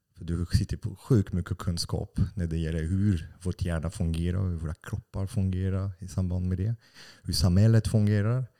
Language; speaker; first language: Swedish; non-native, fluent; French